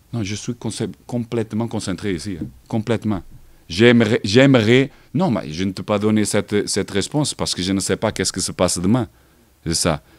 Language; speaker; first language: French; non-native, learner; Portuguese